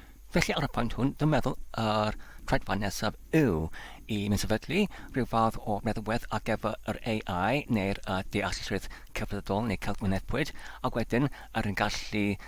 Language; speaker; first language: Welsh; non-native, learner; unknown